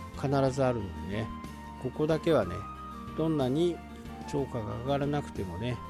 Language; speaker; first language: Japanese; native; Japanese